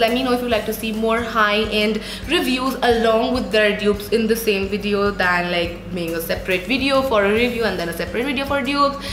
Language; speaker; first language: English; non-native, local second language; Hindi